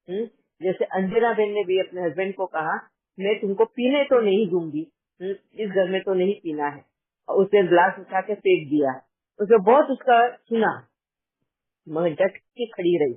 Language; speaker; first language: Hindi; native; Hindi